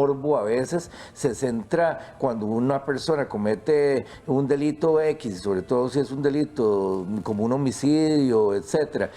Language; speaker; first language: Spanish; native; Spanish